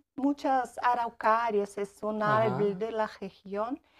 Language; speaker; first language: Spanish; non-native, learner; Portuguese